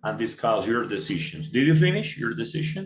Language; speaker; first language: English; non-native, fluent; Spanish